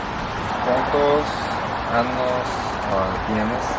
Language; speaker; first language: Spanish; non-native, learner; English